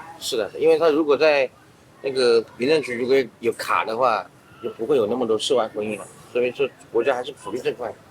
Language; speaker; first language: Chinese; native; Chinese